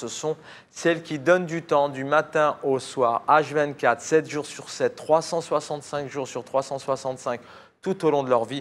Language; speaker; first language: French; native; French